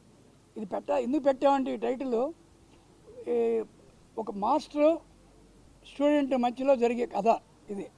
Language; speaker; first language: Telugu; native; Telugu